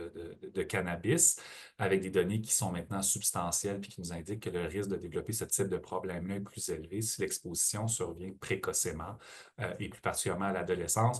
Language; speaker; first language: French; native; French